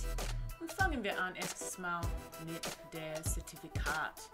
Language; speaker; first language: German; non-native, learner; English